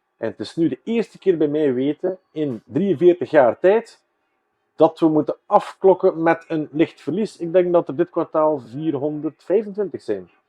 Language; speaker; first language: Dutch; native; Dutch